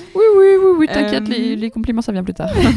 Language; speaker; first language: French; native; French